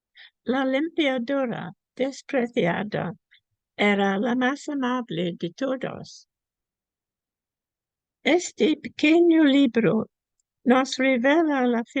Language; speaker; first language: Spanish; non-native, fluent; English